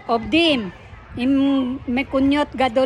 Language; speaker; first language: Hebrew; non-native, learner; Filipino